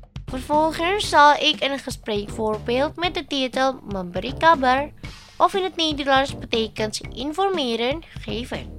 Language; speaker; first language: Dutch; non-native, learner; Indonesian